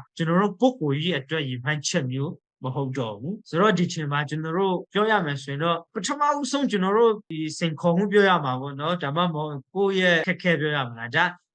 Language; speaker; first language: Burmese; non-native, local second language; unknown